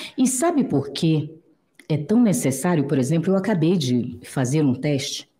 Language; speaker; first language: Portuguese; native; Portuguese